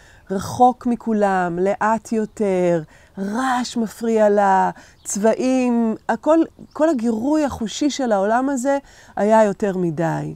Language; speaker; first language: Hebrew; native; Hebrew